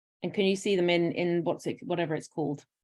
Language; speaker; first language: English; native; English